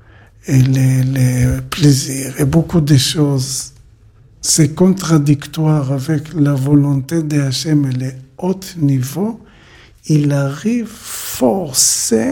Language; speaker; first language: French; non-native, learner; Hebrew